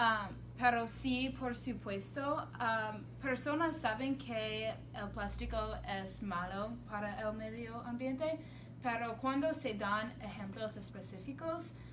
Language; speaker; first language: Spanish; non-native, learner; English